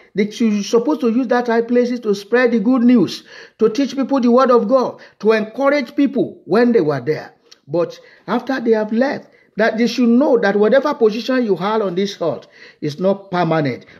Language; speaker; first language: English; non-native, local second language; Yoruba